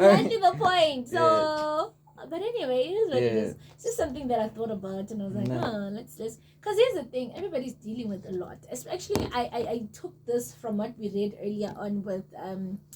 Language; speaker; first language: English; non-native, local second language; Zulu